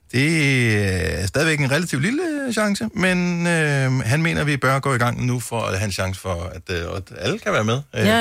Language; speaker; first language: Danish; native; Danish